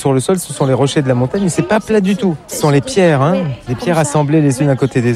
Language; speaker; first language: French; native; French